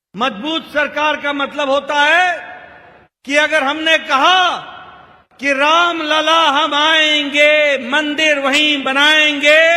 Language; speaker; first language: Hindi; native; Hindi